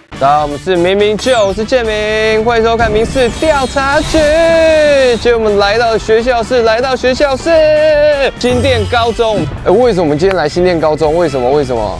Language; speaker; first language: Chinese; native; Chinese